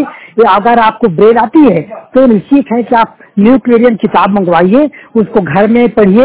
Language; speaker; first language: Hindi; native; Hindi